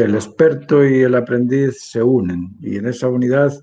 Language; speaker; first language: Spanish; native; Spanish